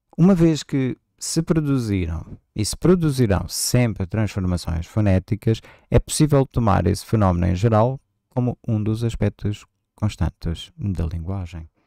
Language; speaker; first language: Portuguese; native; Portuguese